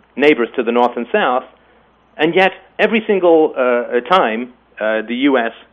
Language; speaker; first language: English; native; English